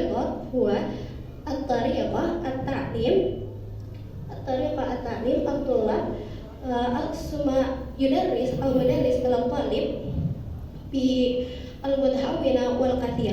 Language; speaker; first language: Arabic; non-native, learner; Indonesian